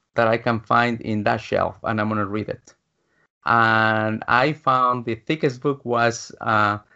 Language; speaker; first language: English; non-native, fluent; Spanish